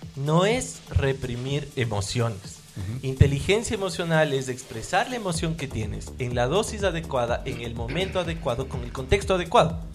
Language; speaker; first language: Spanish; native; Spanish